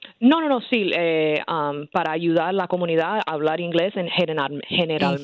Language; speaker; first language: Spanish; early bilingual, heritage; Spanish